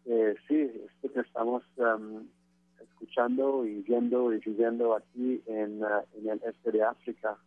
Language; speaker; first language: Spanish; non-native, fluent; French